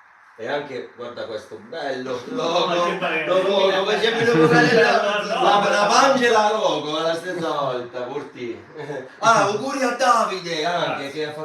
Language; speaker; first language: Italian; non-native, fluent; English